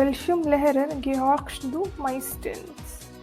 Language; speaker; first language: German; non-native, fluent; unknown